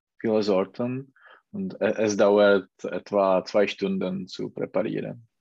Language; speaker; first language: German; non-native, learner; Czech